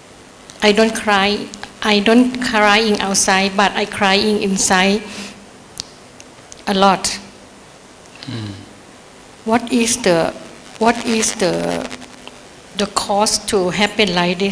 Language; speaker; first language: English; non-native, learner; Thai